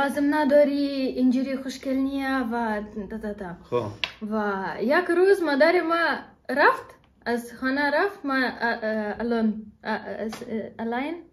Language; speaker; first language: Persian; non-native, learner; German